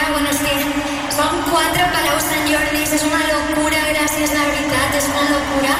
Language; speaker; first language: Catalan; non-native, local second language; Spanish